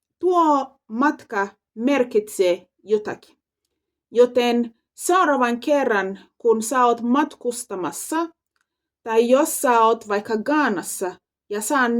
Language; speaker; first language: Finnish; non-native, fluent; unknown